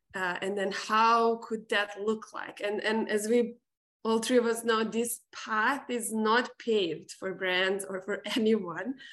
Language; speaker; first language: English; non-native, fluent; Serbian